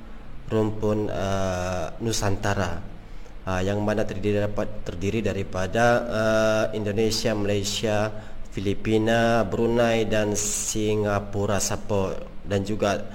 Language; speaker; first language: Malay; native; Malay